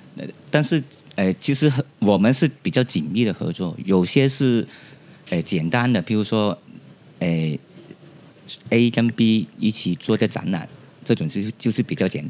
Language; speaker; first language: Chinese; non-native, local second language; Cantonese